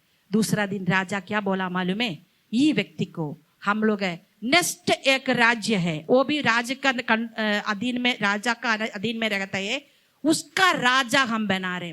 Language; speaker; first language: Hindi; non-native, local second language; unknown